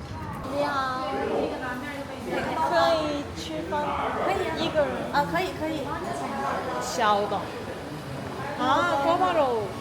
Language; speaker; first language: Chinese; non-native, learner; Korean